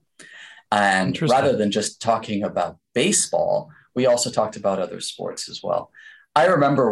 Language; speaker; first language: English; native; English